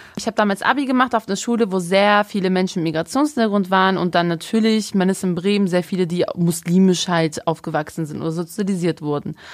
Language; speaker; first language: German; native; German